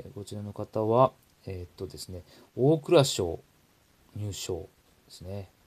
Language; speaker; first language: Japanese; native; Japanese